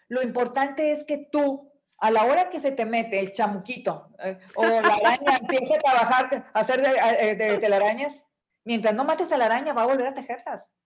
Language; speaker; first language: Spanish; native; Spanish